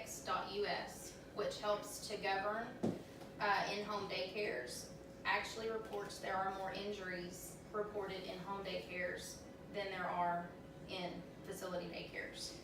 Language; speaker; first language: English; native; English